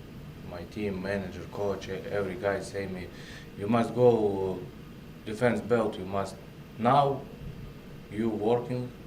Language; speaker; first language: English; non-native, learner; Russian